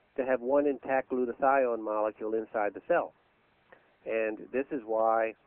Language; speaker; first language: English; native; English